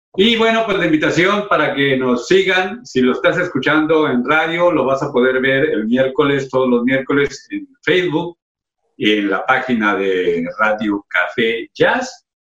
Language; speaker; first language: Spanish; native; Spanish